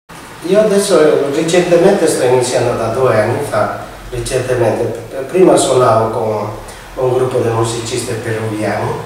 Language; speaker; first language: Italian; non-native, fluent; Spanish